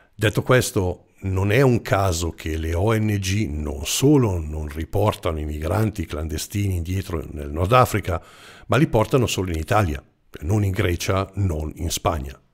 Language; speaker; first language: Italian; non-native, fluent; German